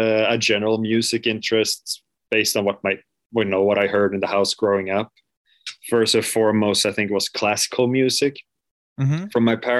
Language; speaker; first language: English; non-native, fluent; Swedish